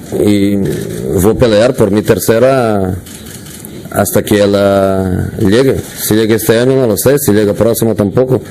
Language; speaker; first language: Spanish; non-native, fluent; Portuguese